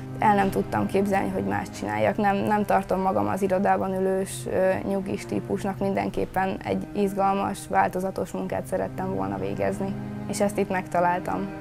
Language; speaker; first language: Hungarian; native; Hungarian